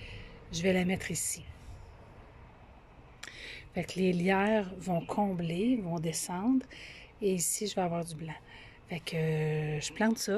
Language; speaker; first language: French; native; French